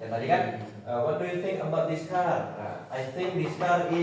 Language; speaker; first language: English; non-native, fluent; Indonesian